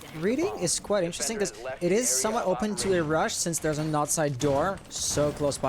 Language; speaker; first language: English; non-native, local second language; French